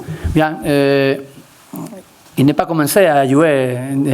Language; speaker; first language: French; non-native, learner; Spanish